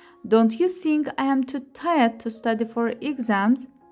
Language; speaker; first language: English; non-native, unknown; Azerbaijani